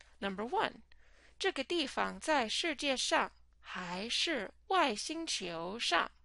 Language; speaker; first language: Chinese; non-native, fluent; English